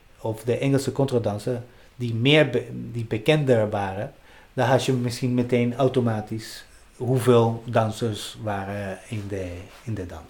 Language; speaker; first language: Dutch; non-native, fluent; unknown